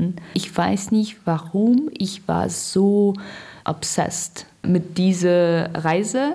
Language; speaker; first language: German; non-native, learner; Russian